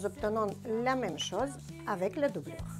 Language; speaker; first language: French; non-native, fluent; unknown